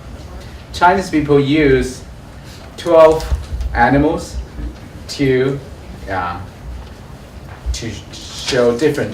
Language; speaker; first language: English; non-native, learner; Chinese